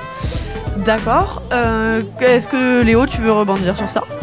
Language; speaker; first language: French; native; French